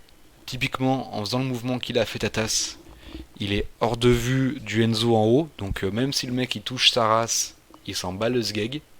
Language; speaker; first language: French; native; French